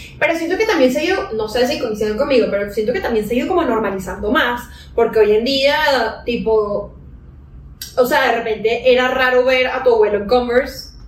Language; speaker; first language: Spanish; native; Spanish